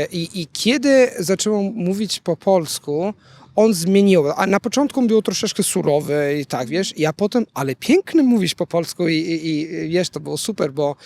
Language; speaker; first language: Polish; non-native, fluent; Italian